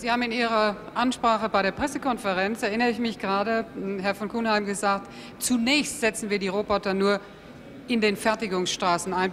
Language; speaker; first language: German; native; German